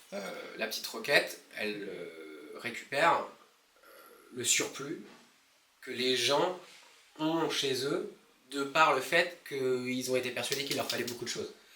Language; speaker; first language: French; native; French